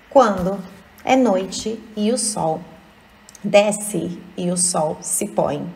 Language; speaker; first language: Portuguese; native; Portuguese